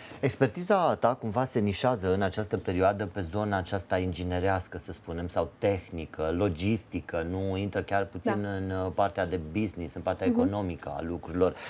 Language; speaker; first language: Romanian; native; Romanian